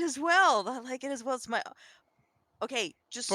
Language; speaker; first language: English; native; English